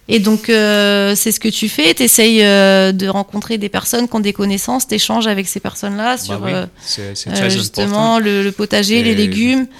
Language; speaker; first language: French; native; French